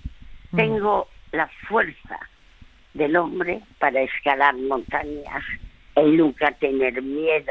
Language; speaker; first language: Spanish; early bilingual, other home language; French